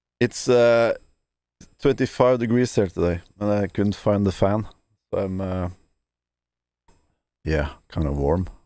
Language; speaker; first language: English; non-native, fluent; Norwegian